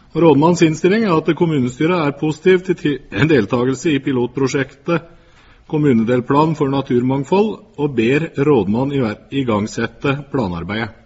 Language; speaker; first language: Norwegian; native; Norwegian